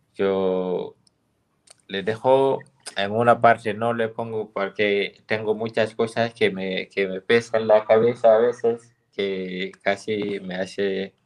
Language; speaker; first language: Spanish; non-native, fluent; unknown